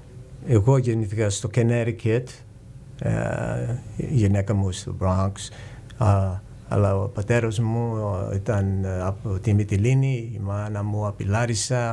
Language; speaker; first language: Greek; early bilingual, heritage; English